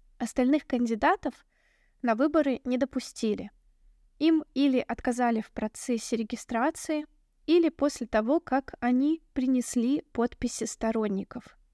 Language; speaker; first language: Russian; native; Russian